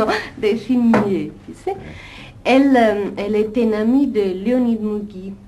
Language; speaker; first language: French; non-native, fluent; Italian